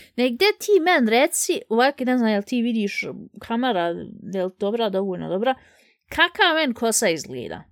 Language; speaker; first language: Bosnian; early bilingual, heritage; Bosnian